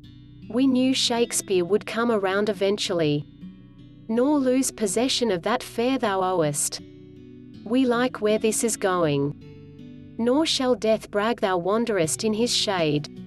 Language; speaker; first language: English; native; English